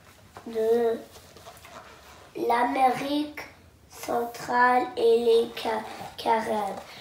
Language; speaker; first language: French; non-native, local second language; English